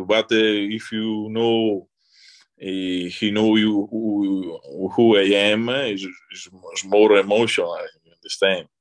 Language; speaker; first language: English; non-native, learner; Italian